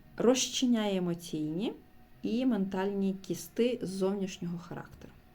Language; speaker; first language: Ukrainian; non-native, local second language; Russian